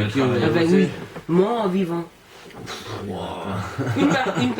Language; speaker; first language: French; non-native, learner; English